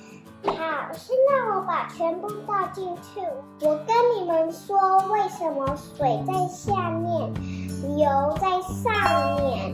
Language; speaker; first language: Chinese; early bilingual, heritage; Chinese